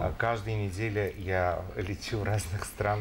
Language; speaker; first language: Russian; non-native, fluent; Romanian